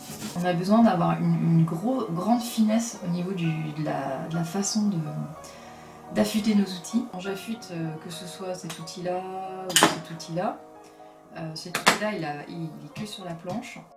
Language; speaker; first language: French; native; French